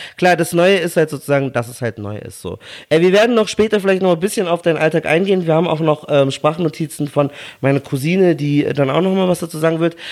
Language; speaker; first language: German; early bilingual, other home language; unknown